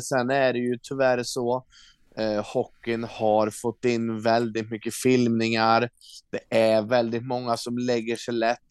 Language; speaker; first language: Swedish; native; Swedish